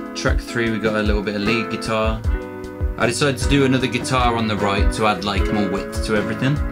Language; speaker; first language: English; native; English